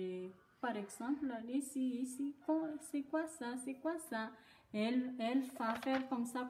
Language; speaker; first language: French; non-native, local second language; Malagasy